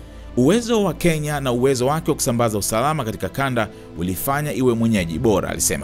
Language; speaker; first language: Swahili; native; Swahili